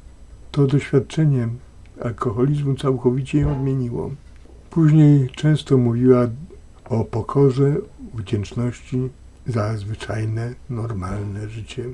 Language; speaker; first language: Polish; native; Polish